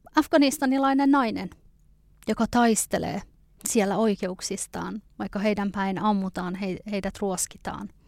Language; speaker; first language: Finnish; early bilingual, other home language; Persian